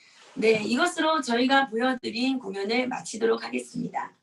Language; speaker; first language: Korean; native; Korean